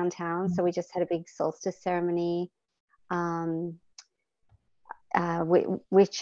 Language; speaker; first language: English; native; English